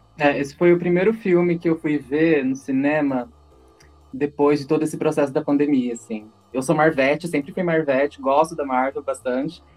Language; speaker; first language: Portuguese; native; Portuguese